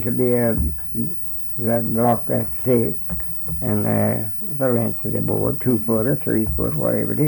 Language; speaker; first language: English; native; English